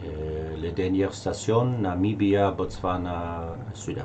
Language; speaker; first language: French; non-native, learner; German